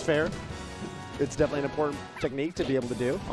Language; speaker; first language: English; native; English